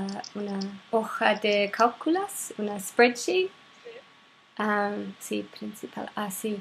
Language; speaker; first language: Spanish; non-native, learner; English